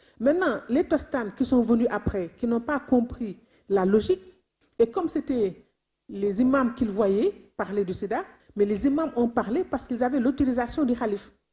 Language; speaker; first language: French; non-native, local second language; Wolof